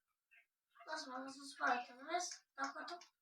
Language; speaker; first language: Romanian; native; Romanian